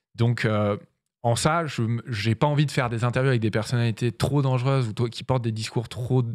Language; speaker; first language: French; native; French